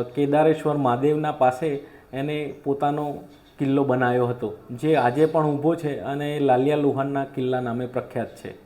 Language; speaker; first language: Gujarati; native; Gujarati